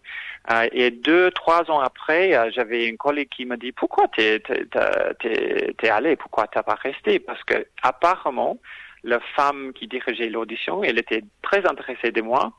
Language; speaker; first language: French; non-native, fluent; English